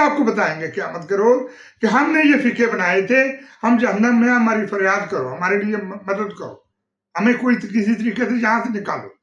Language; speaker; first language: Urdu; non-native, local second language; Punjabi